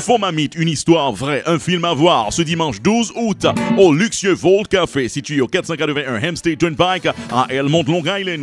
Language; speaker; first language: French; non-native, local second language; Haitian Creole